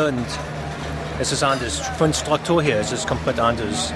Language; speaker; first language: German; non-native, fluent; English